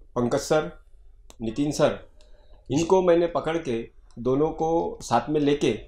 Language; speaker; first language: Hindi; non-native, local second language; Marathi